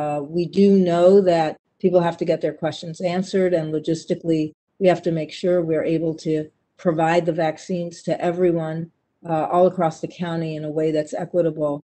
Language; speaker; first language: English; native; English